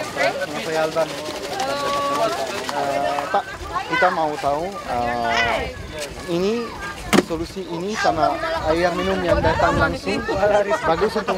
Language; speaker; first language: Indonesian; non-native, learner; French